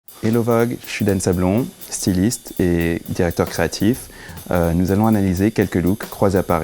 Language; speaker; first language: French; native; French